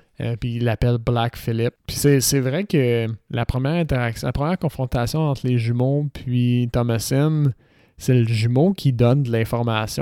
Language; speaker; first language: French; native; French